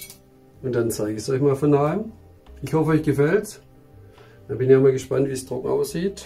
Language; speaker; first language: German; native; German